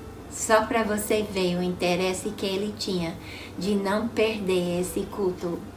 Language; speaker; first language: Portuguese; non-native, fluent; English